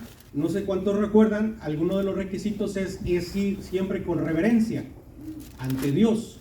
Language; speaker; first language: Spanish; native; Spanish